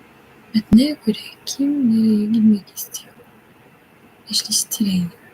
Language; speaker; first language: Turkish; non-native, learner; English